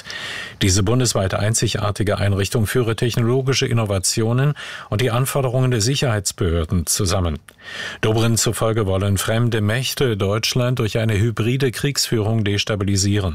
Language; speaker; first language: German; native; German